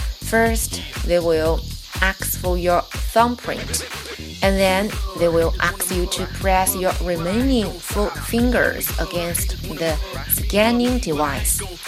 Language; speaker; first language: English; non-native, fluent; Chinese